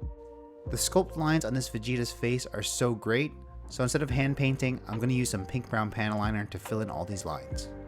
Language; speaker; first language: English; native; English